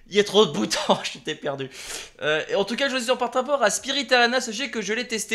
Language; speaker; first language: French; native; French